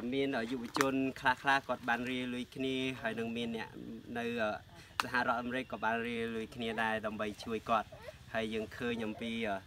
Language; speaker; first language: Khmer; non-native, local second language; Jarai